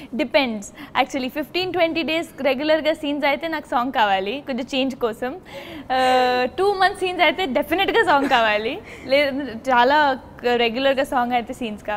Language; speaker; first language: Telugu; non-native, local second language; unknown